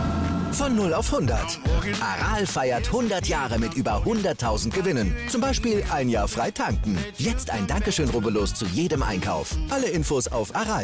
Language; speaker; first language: German; native; German